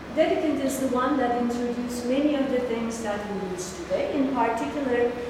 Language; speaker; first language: English; non-native, fluent; Turkish